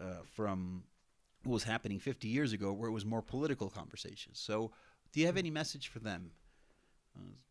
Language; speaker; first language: English; non-native, fluent; Spanish